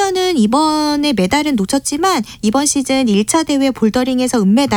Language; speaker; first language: Korean; native; Korean